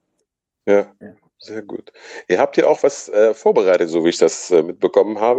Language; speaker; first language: German; native; German